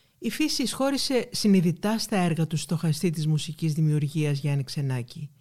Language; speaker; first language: Greek; native; Greek